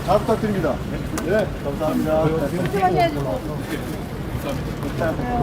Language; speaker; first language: Korean; native; Korean